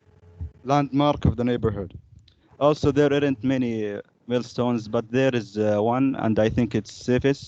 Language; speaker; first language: English; non-native, learner; Arabic